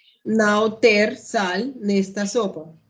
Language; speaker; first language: Portuguese; non-native, learner; Spanish